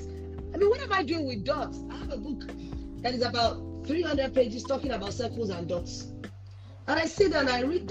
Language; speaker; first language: English; non-native, local second language; Yoruba